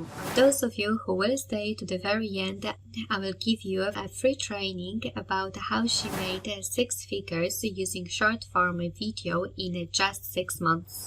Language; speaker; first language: English; non-native, fluent; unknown